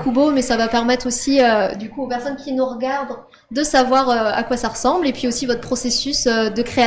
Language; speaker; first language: French; native; French